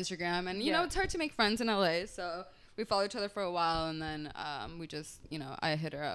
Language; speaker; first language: English; early bilingual, other home language; Spanish